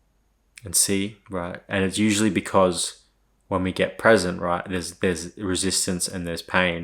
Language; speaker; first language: English; native; English